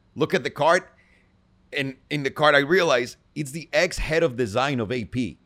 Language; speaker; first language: English; non-native, fluent; Spanish